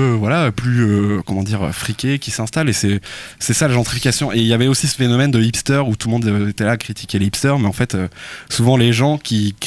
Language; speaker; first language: French; native; French